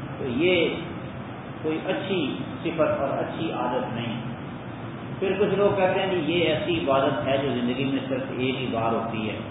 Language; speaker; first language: Urdu; non-native, local second language; Punjabi